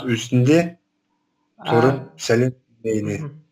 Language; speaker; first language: Kazakh; non-native, local second language; Russian